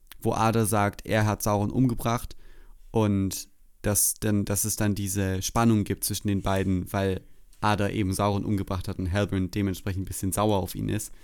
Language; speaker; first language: German; native; German